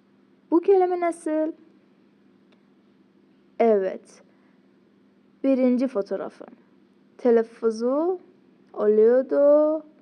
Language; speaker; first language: Turkish; non-native, fluent; Persian